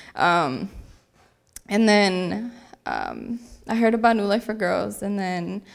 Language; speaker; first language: English; native; English